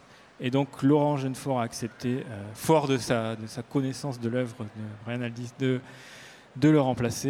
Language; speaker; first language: French; native; French